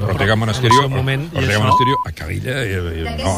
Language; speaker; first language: Catalan; native; Catalan